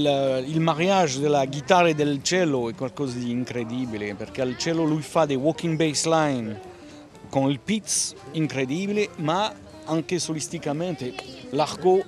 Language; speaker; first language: Italian; early bilingual, heritage; French